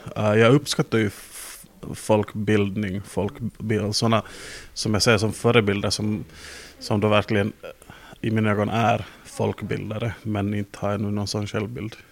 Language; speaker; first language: Swedish; native; Swedish